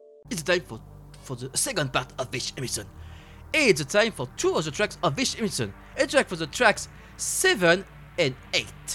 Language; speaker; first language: English; non-native, learner; French